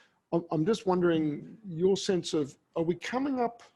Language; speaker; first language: English; native; English